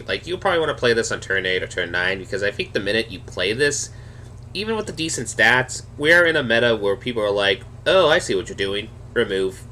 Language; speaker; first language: English; native; English